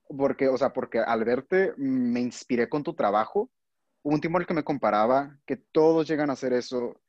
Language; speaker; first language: Spanish; native; Spanish